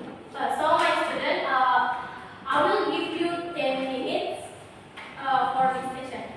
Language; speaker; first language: English; non-native, learner; Indonesian